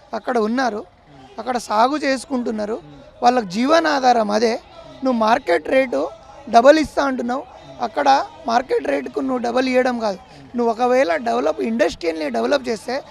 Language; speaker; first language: Telugu; non-native, local second language; Lambadi